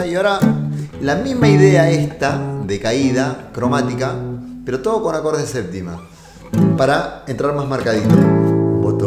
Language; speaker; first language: Spanish; native; Spanish